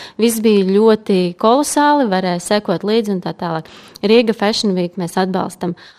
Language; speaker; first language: Latvian; native; Latvian